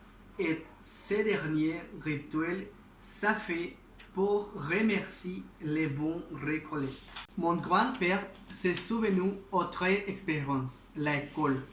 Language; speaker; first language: French; non-native, learner; Spanish